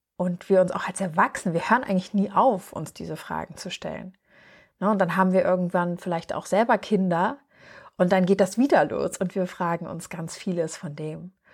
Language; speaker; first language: German; native; German